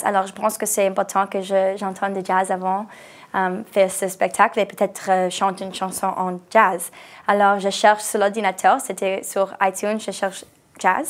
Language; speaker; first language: French; non-native, local second language; English